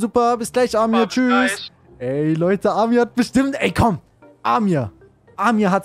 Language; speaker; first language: German; native; German